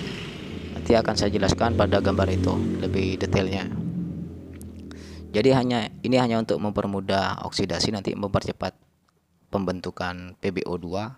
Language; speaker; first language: Indonesian; non-native, local second language; Madurese